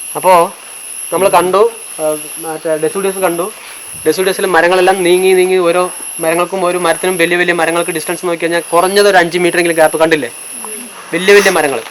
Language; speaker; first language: Malayalam; non-native, local second language; Tamil